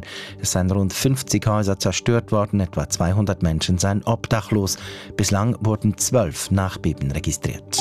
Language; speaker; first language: German; native; German